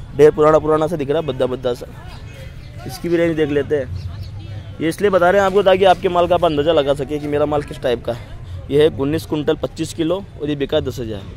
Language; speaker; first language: Hindi; native; Hindi